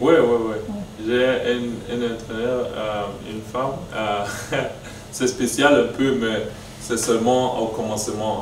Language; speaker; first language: French; non-native, learner; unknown